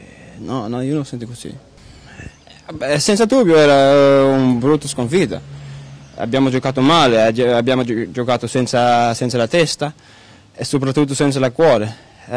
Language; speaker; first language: Italian; non-native, learner; Danish